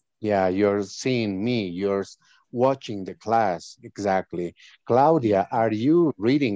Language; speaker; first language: English; non-native, fluent; Spanish